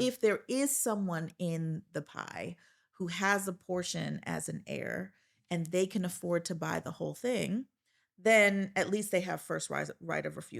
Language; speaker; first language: English; native; English